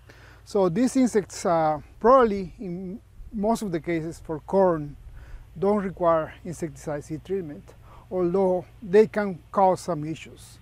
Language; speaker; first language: English; non-native, fluent; Spanish